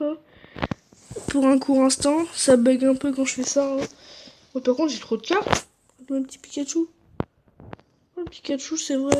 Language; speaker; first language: French; native; French